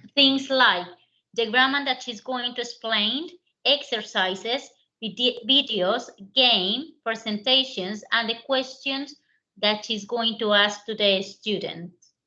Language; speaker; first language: English; non-native, learner; Spanish